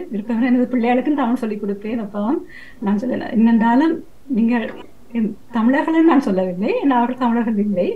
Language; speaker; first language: Tamil; early bilingual, heritage; Tamil